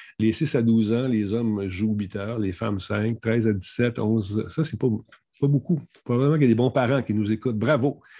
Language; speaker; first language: French; native; French